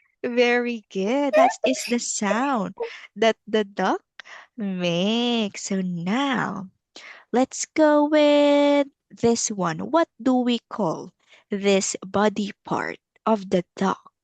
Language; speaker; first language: English; non-native, local second language; Filipino